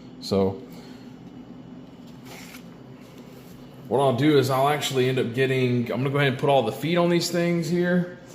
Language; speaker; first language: English; native; English